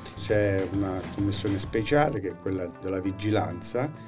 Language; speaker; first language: Italian; native; Italian